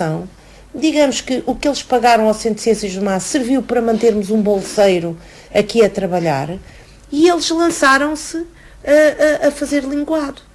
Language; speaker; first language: Portuguese; native; Portuguese